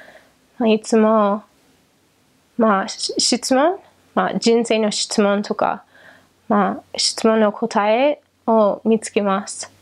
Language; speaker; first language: Japanese; non-native, learner; English